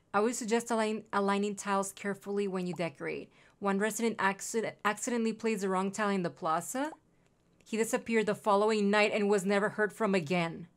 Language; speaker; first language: English; non-native, fluent; Spanish